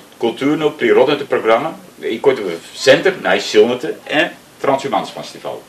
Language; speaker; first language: Bulgarian; non-native, learner; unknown